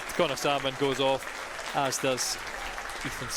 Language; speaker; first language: English; native; English